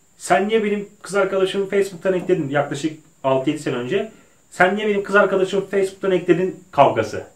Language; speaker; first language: Turkish; native; Turkish